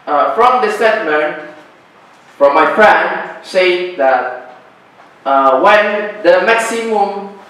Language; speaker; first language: English; non-native, learner; Indonesian